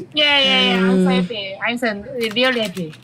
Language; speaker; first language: English; non-native, learner; Korean